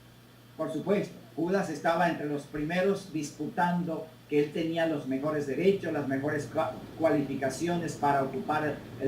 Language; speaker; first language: Spanish; native; Spanish